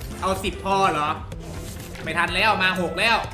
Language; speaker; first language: Thai; native; Thai